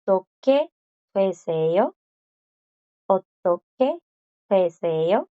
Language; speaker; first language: Korean; non-native, fluent; Spanish